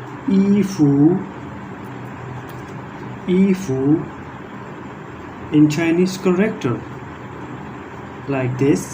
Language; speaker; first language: English; non-native, local second language; Urdu